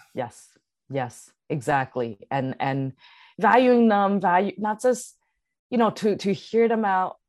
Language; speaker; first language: English; early bilingual, other home language; Cantonese